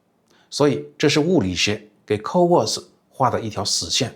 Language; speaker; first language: Chinese; native; Chinese